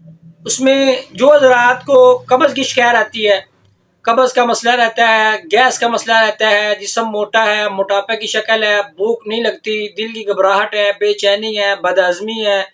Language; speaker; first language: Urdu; non-native, local second language; Punjabi